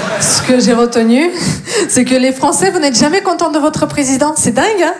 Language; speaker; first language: French; non-native, fluent; Russian